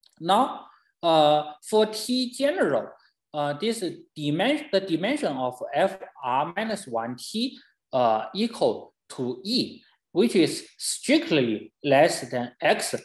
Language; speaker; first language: English; non-native, fluent; Chinese